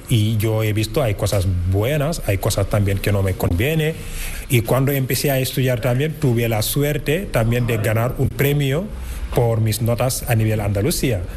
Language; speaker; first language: Spanish; non-native, fluent; Wolof